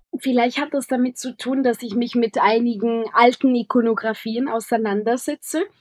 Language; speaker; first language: German; non-native, fluent; Spanish